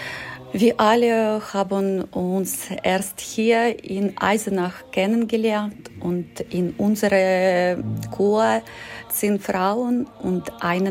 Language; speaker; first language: German; non-native, learner; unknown